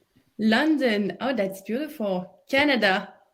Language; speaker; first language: English; non-native, fluent; French